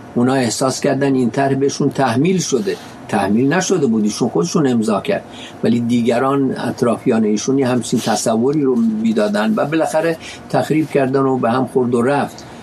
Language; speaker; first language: Persian; non-native, local second language; Kurdish